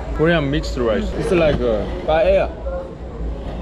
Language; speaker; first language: English; non-native, learner; Korean